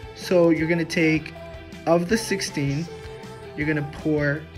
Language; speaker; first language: English; early bilingual, other home language; Spanish